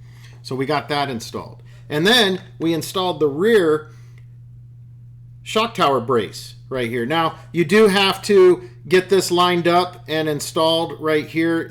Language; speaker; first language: English; native; English